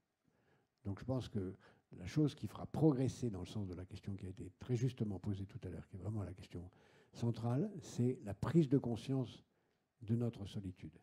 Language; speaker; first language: French; native; French